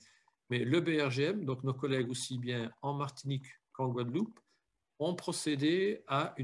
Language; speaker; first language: French; native; French